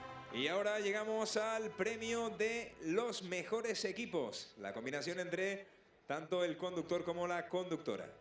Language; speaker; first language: Spanish; native; Spanish